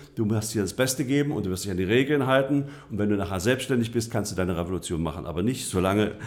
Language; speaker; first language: German; native; German